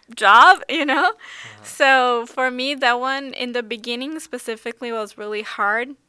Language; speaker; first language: English; non-native, fluent; Portuguese